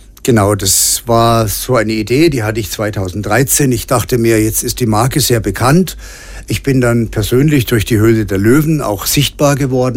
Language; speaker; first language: German; native; German